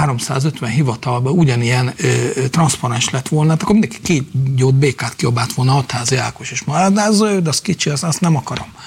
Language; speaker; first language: Hungarian; native; Hungarian